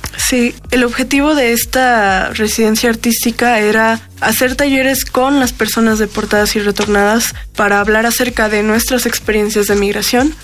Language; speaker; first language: Spanish; native; Spanish